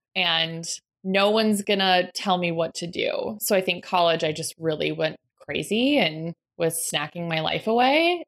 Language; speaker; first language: English; native; English